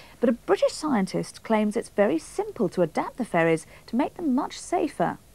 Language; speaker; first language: English; native; English